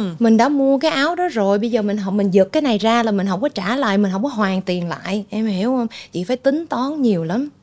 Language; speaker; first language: Vietnamese; early bilingual, heritage; Vietnamese